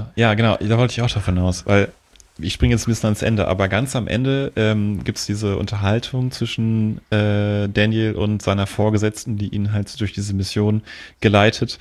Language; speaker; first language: German; native; German